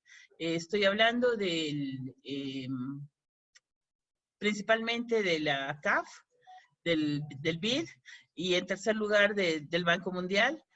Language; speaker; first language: Spanish; native; Spanish